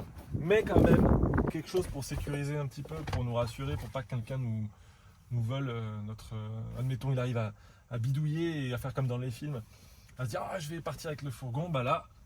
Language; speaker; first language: French; native; French